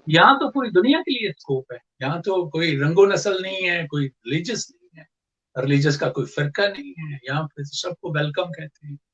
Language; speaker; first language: Urdu; non-native, local second language; Punjabi